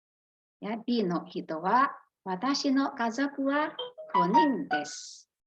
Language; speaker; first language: Japanese; non-native, fluent; Indonesian